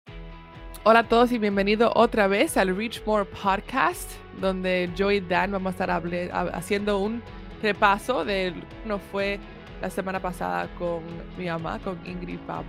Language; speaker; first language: Spanish; early bilingual, heritage; Spanish